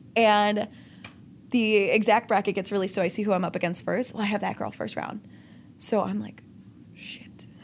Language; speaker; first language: English; native; English